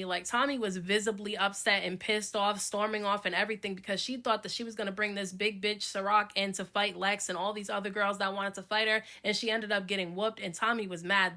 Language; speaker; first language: English; native; English